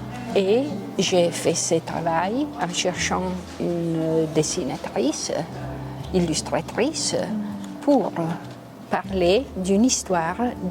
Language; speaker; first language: French; non-native, local second language; Italian